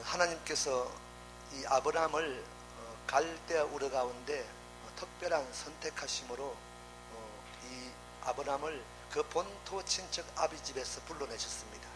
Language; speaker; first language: Korean; native; Korean